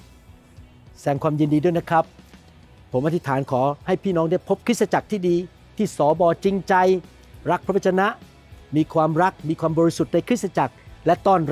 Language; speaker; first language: Thai; native; Thai